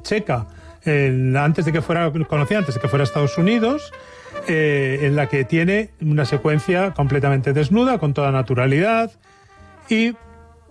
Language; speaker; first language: Spanish; native; Spanish